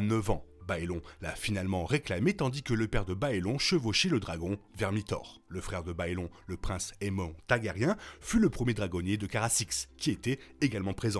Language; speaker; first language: French; native; French